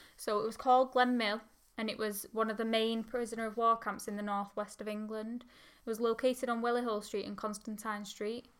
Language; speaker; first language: English; native; English